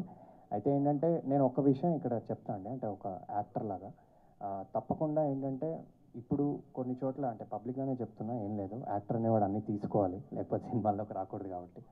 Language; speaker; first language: Telugu; native; Telugu